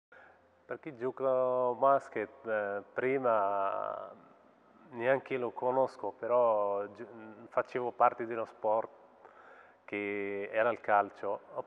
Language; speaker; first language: Italian; non-native, fluent; Arabic